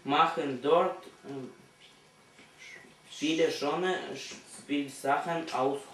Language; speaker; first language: German; non-native, learner; Russian